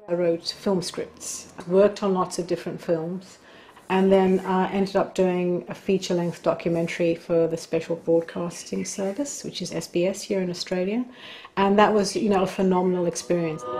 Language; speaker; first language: English; native; English